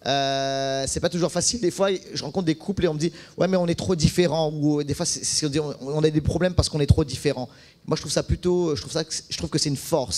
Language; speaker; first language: French; native; French